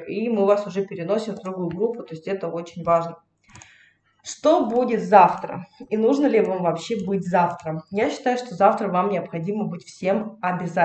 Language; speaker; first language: Russian; native; Russian